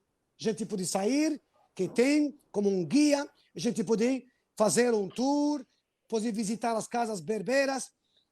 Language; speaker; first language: Portuguese; non-native, fluent; Arabic